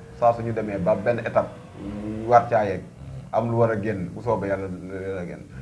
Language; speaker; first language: Wolof; native; Wolof